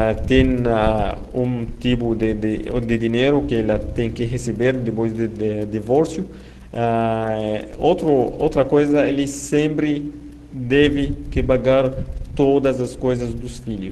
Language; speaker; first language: Portuguese; non-native, fluent; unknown